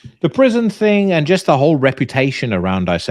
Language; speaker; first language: English; native; English